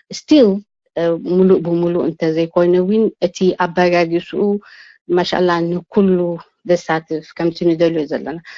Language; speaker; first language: Tigrinya; non-native, local second language; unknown